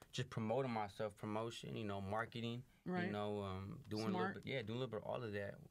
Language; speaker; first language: English; native; English